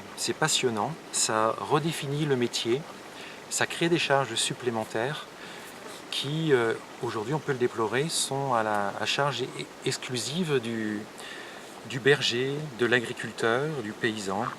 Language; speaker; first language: French; native; French